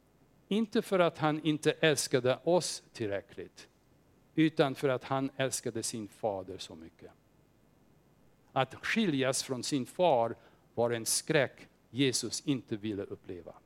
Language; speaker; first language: Swedish; non-native, fluent; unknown